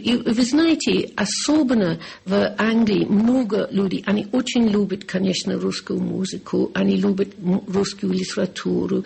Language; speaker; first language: Russian; non-native, learner; English